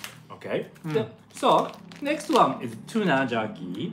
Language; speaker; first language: English; non-native, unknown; Japanese